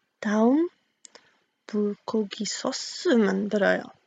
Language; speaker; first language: Korean; non-native, learner; English